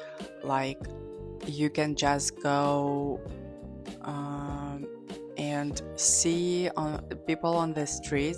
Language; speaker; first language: English; non-native, fluent; Georgian